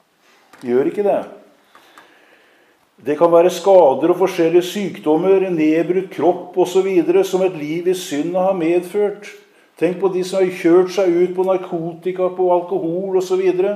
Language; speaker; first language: Norwegian; native; Norwegian